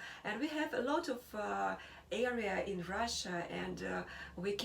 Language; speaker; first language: English; non-native, learner; Russian